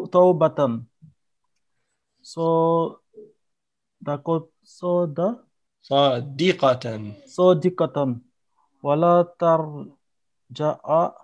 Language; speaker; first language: Arabic; non-native, learner; French